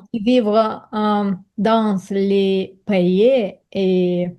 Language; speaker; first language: French; non-native, learner; Ukrainian